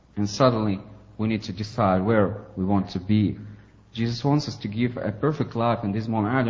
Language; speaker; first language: English; non-native, fluent; Ukrainian